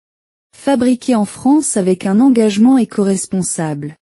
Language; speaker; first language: French; non-native, learner; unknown